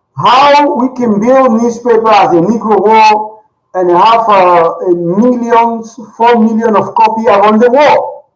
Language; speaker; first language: English; non-native, learner; Spanish